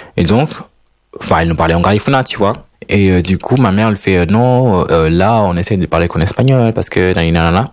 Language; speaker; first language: French; non-native, fluent; Spanish